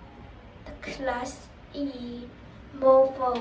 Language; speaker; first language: English; non-native, learner; Vietnamese